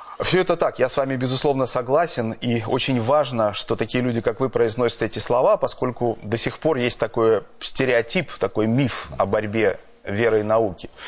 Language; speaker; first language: Russian; native; Russian